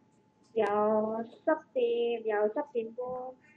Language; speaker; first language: Cantonese; non-native, learner; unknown